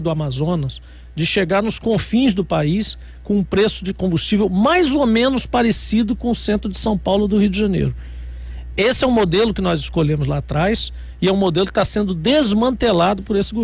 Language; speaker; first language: Portuguese; native; Portuguese